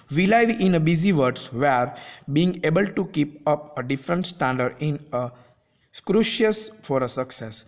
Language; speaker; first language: English; non-native, local second language; Gujarati